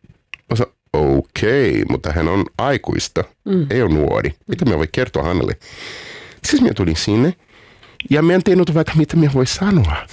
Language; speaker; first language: Finnish; non-native, fluent; Portuguese